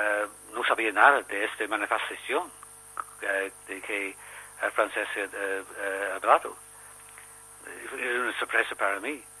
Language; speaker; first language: Spanish; non-native, learner; English